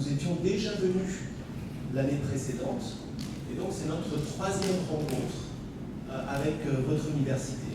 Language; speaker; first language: French; native; French